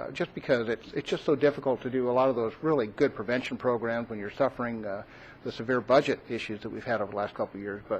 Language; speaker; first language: English; native; English